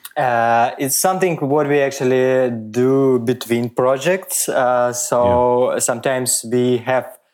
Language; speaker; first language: English; non-native, learner; Russian